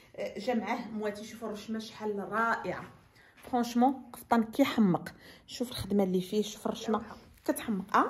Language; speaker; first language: Arabic; native; Arabic